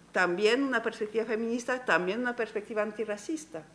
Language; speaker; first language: Spanish; non-native, fluent; French